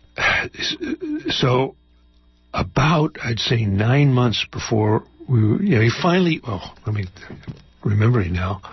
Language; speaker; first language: English; native; English